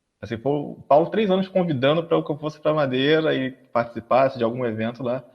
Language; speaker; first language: Portuguese; native; Portuguese